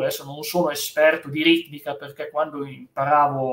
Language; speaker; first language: Italian; native; Italian